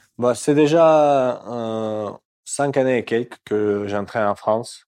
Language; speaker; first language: French; non-native, fluent; Russian